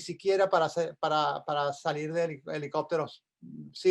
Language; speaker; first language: Spanish; native; Spanish